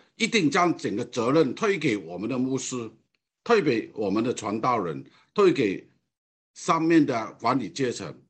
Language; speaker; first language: Chinese; non-native, fluent; Cantonese